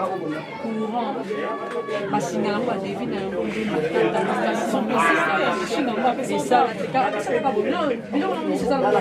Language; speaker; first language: French; non-native, local second language; Lingala